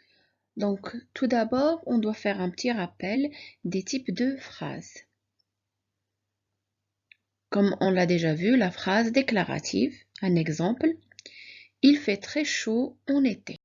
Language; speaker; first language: French; non-native, local second language; Arabic